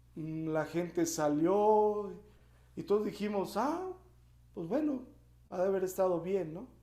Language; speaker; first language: Spanish; native; Spanish